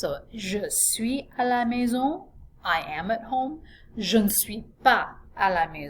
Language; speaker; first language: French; non-native, fluent; English